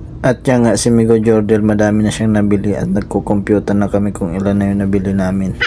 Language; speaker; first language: Filipino; native; Filipino